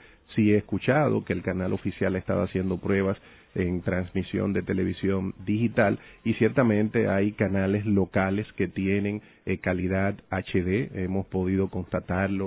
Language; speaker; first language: Spanish; native; Spanish